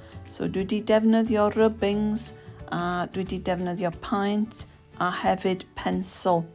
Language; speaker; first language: Welsh; non-native, local second language; English